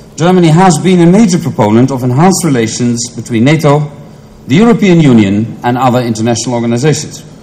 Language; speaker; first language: English; non-native, fluent; Dutch